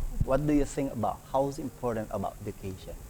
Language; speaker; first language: English; non-native, learner; Indonesian